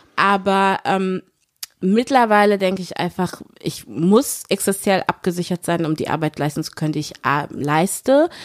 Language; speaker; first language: German; early bilingual, other home language; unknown